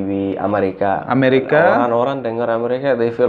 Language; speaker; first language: Indonesian; non-native, fluent; Arabic